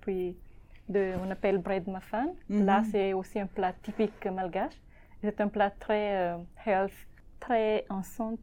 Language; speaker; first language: French; non-native, local second language; Malagasy